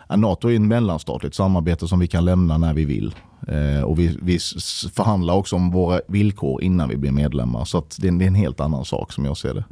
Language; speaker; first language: Swedish; native; Swedish